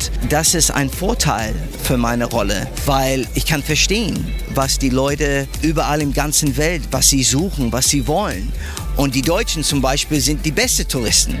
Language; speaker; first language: German; non-native, fluent; English